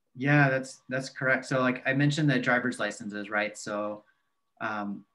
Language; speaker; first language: English; native; English